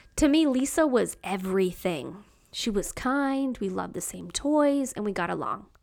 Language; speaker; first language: English; native; English